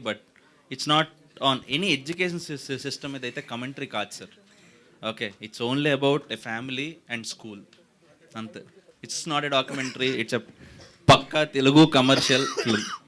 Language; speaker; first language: Telugu; native; Telugu